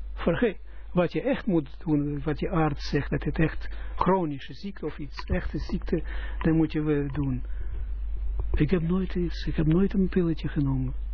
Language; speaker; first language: Dutch; non-native, fluent; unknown